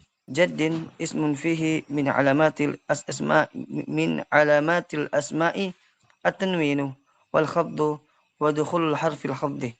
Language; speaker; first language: Arabic; non-native, learner; Indonesian